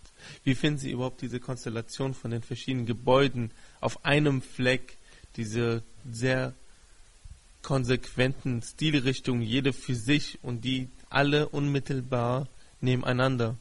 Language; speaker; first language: German; non-native, fluent; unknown